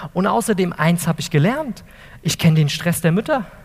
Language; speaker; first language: German; native; German